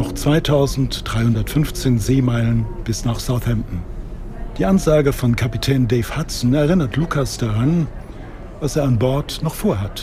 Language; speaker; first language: German; native; German